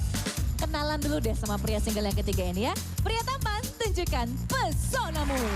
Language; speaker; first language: Indonesian; native; Indonesian